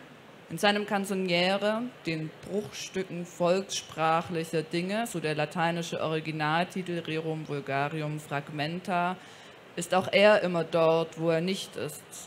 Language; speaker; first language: German; native; German